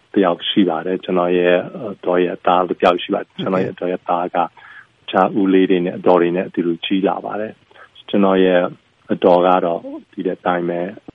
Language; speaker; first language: Burmese; non-native, local second language; Chinese